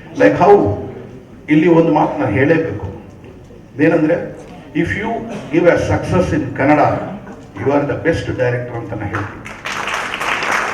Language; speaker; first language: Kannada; non-native, learner; Tamil